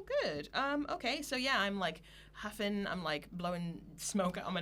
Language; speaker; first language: English; native; English